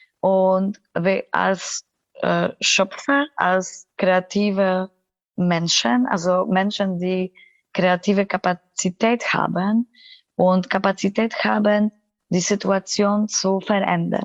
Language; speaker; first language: German; non-native, fluent; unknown